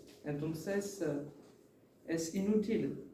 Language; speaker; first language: Spanish; non-native, learner; French